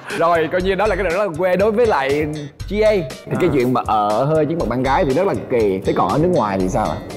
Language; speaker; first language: Vietnamese; native; Vietnamese